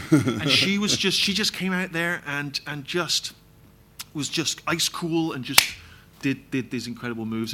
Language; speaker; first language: English; native; English